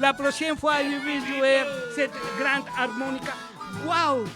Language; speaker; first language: French; non-native, learner; Spanish